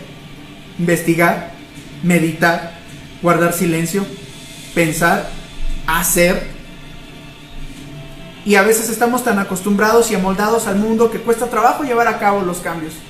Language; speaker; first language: Spanish; native; Spanish